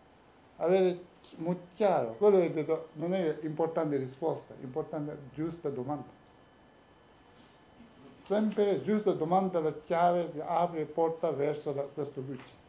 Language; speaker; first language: Italian; non-native, learner; Tibetan